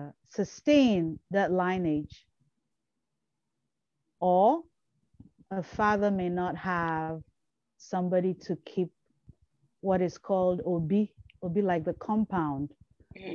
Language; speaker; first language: English; non-native, local second language; Igbo